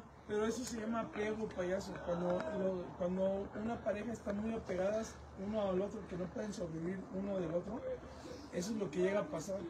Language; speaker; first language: Spanish; native; Spanish